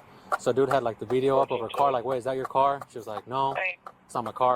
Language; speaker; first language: English; native; English